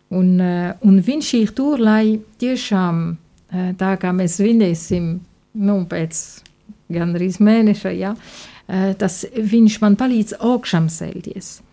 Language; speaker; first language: Latvian; non-native, fluent; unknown